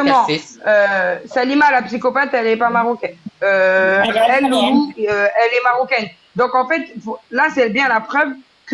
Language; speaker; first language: French; native; French